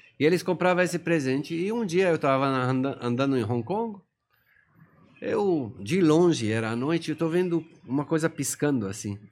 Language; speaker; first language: Portuguese; non-native, fluent; Persian